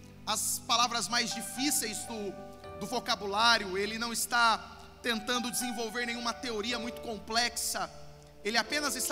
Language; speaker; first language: Portuguese; native; Portuguese